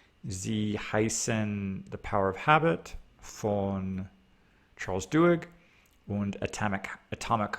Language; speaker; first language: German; non-native, learner; English